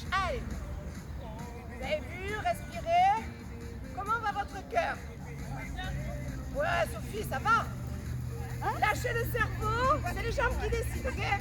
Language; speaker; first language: French; native; French